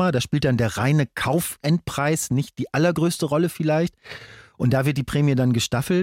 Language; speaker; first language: German; native; German